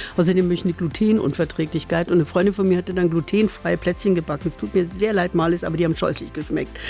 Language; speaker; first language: German; native; German